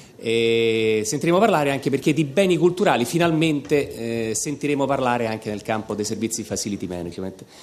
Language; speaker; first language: Italian; native; Italian